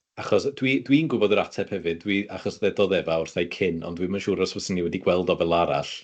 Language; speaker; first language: Welsh; native; Welsh